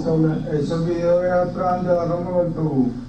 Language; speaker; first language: Spanish; native; Spanish